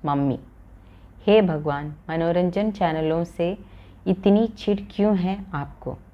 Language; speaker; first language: Hindi; non-native, local second language; Malayalam